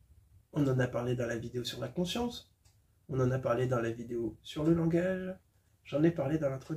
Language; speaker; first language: French; native; French